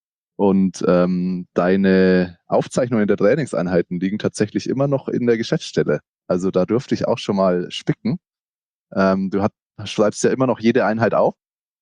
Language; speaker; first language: German; native; German